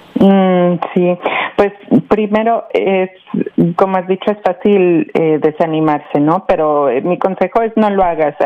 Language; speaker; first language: Spanish; early bilingual, heritage; Spanish